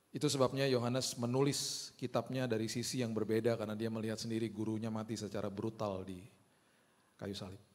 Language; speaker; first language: Indonesian; early bilingual, other home language; Hindi